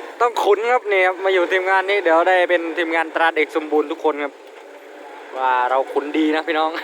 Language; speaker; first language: Thai; native; Thai